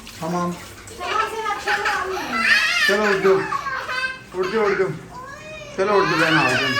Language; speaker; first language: Turkish; non-native, learner; Urdu